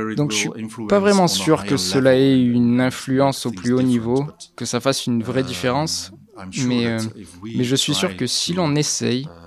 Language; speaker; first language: French; non-native, fluent; Dutch